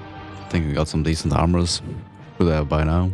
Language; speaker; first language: English; native; English